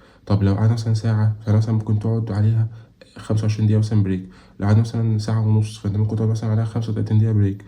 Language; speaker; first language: Arabic; native; Arabic